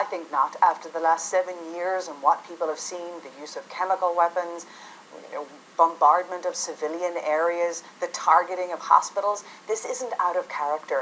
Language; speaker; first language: English; native; English